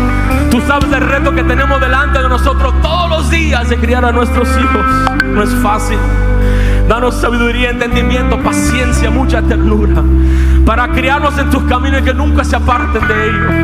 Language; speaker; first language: Spanish; native; Spanish